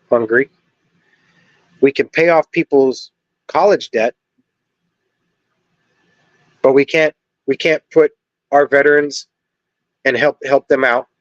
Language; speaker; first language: English; native; English